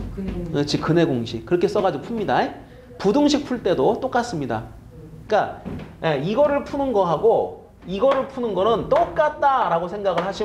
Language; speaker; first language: Korean; native; Korean